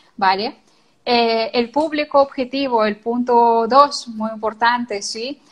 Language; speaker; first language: Spanish; non-native, fluent; Ukrainian